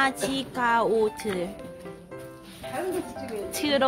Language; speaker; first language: Korean; non-native, learner; Cantonese